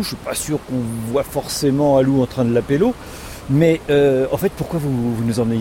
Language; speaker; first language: French; native; French